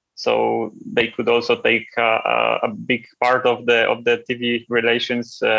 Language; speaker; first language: English; non-native, fluent; Polish